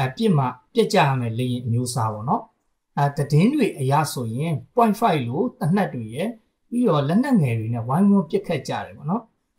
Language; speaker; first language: Burmese; native; Burmese